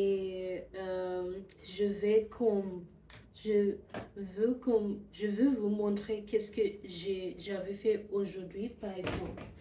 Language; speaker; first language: French; non-native, learner; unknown